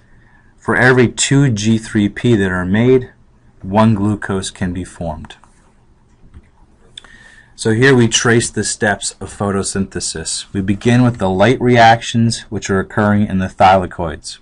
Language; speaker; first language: English; native; English